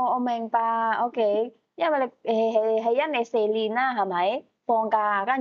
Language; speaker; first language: Cantonese; native; Cantonese